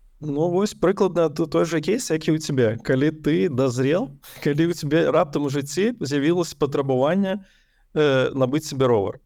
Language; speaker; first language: Belarusian; non-native, local second language; Russian